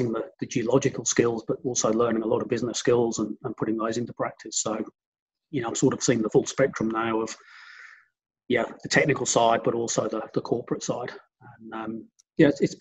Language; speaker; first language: English; native; English